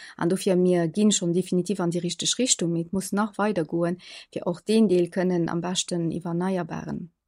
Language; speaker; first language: Luxembourgish; early bilingual, other home language; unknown